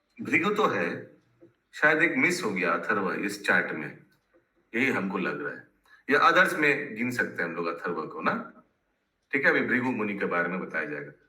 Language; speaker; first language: Hindi; non-native, local second language; Bangla